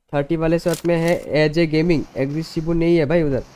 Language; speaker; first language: Hindi; non-native, local second language; Bangla